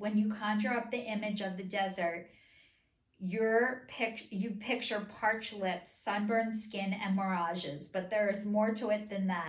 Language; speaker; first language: English; native; English